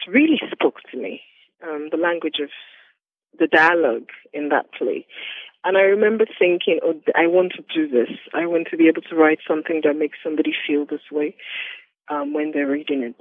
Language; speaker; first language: English; non-native, local second language; Yoruba